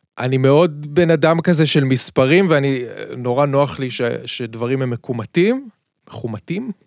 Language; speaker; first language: Hebrew; native; Hebrew